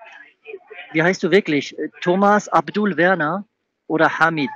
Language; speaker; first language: German; native; German